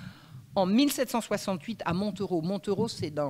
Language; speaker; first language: French; native; French